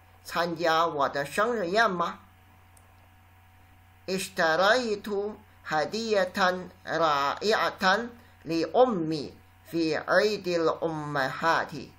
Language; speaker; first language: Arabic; non-native, learner; Chinese